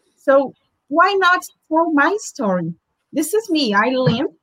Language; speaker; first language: English; non-native, fluent; Portuguese